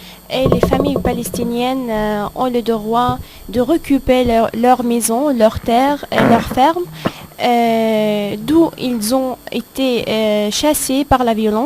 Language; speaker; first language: French; non-native, fluent; Arabic